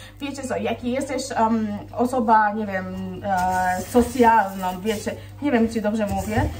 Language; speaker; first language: Polish; non-native, fluent; Swahili